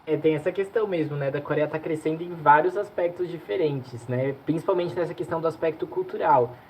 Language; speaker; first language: Portuguese; native; Portuguese